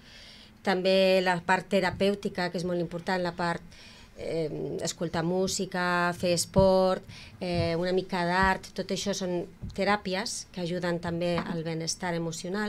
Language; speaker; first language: Catalan; native; Catalan